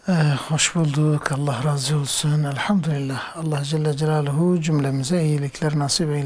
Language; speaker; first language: Turkish; non-native, local second language; Kurdish